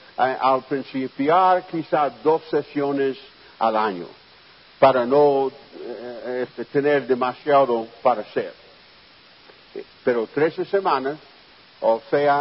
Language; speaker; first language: Spanish; non-native, fluent; English